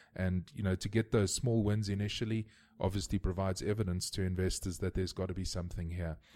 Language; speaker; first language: English; native; English